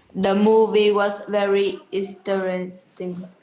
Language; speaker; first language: English; non-native, learner; Vietnamese